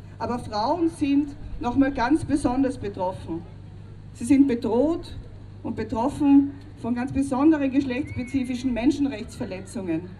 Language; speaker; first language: German; native; German